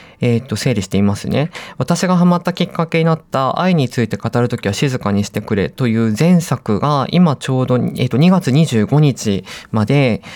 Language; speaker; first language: Japanese; native; Japanese